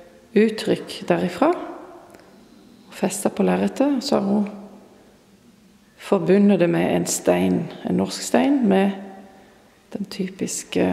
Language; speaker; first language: Norwegian; non-native, fluent; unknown